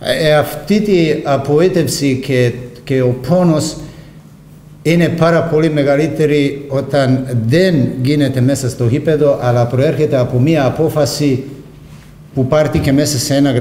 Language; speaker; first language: Greek; non-native, fluent; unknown